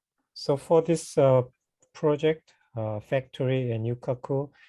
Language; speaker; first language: English; non-native, fluent; Korean